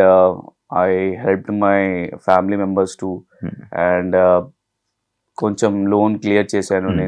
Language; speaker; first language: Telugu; non-native, learner; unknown